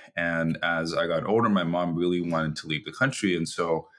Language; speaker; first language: English; early bilingual, other home language; Chinese